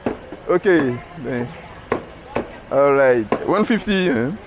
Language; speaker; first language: English; non-native, fluent; French